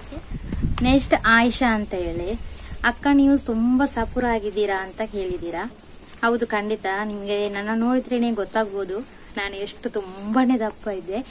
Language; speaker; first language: Kannada; non-native, local second language; Tulu